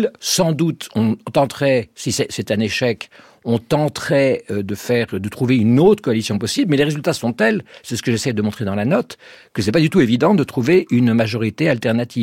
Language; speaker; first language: French; native; French